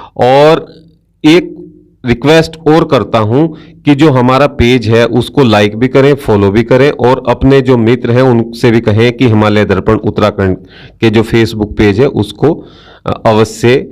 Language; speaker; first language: Hindi; native; Hindi